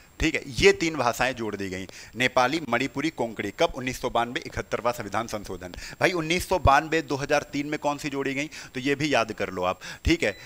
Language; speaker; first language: Hindi; native; Hindi